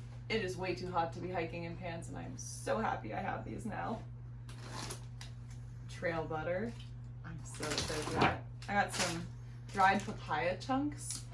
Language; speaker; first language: English; native; English